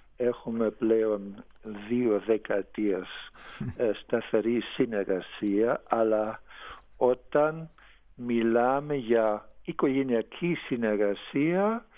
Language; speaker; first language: Greek; non-native, fluent; German